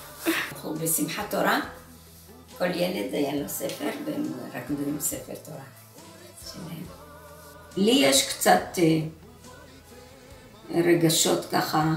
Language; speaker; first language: Hebrew; early bilingual, other home language; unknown